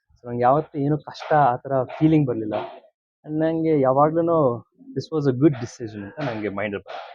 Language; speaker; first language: Kannada; early bilingual, heritage; Kannada